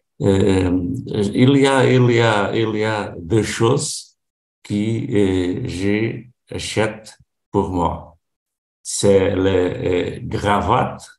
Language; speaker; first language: French; non-native, learner; Portuguese